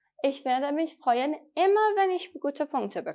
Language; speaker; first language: German; non-native, fluent; Persian